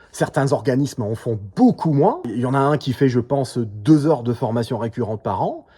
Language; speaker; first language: French; non-native, fluent; English